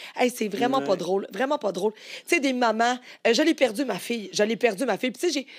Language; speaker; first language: French; native; French